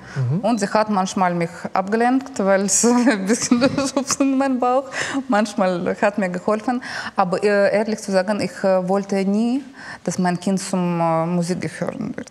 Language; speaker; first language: German; non-native, learner; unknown